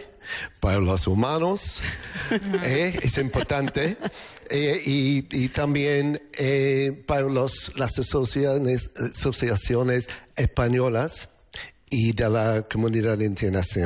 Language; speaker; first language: Spanish; non-native, learner; English